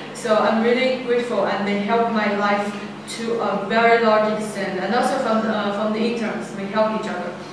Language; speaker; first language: English; non-native, fluent; Chinese